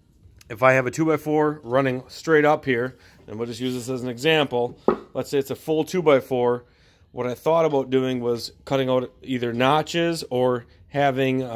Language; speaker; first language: English; native; English